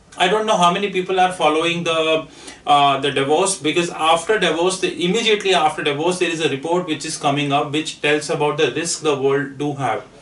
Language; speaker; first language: English; non-native, local second language; Hindi